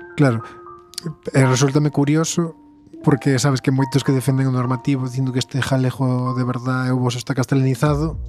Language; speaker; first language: Galician; native; Galician